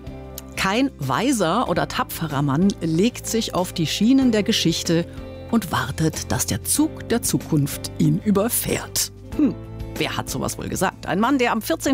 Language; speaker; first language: German; native; German